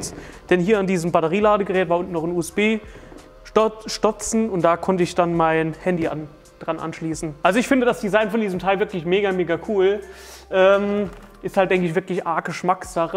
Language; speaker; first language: German; native; German